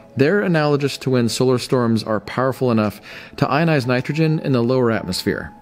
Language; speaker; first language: English; native; English